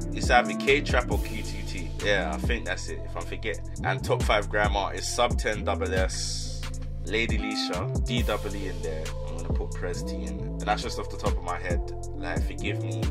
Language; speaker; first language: English; native; English